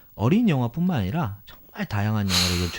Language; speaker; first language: Korean; native; Korean